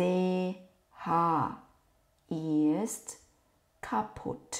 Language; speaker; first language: German; non-native, fluent; Thai